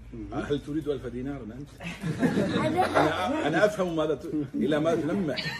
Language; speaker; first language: Arabic; native; Arabic